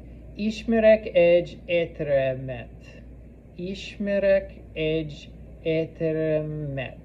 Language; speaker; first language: Hungarian; non-native, learner; English